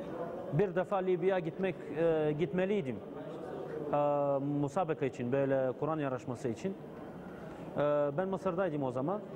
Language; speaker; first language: Turkish; non-native, fluent; Bulgarian